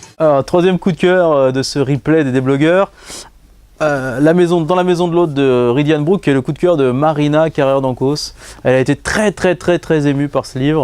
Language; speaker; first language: French; native; French